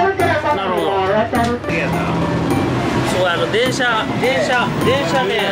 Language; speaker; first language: Japanese; native; Japanese